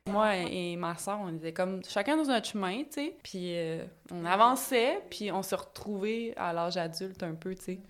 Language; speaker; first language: French; native; French